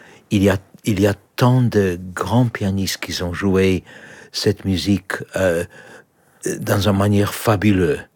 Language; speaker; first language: French; non-native, learner; Polish